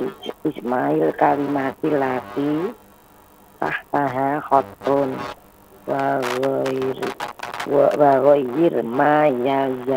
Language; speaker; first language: Arabic; non-native, learner; Indonesian